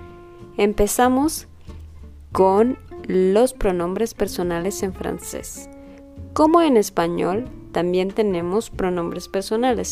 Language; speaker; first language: Spanish; non-native, fluent; French